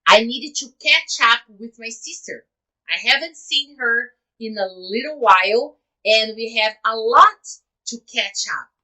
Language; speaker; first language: English; non-native, fluent; Portuguese